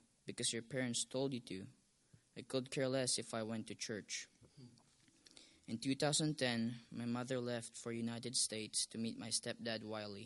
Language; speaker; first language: English; non-native, local second language; Filipino